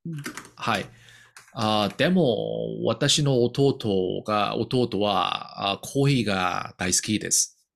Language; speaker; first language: Japanese; non-native, learner; Korean